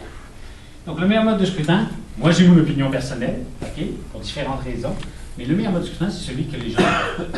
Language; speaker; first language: French; native; French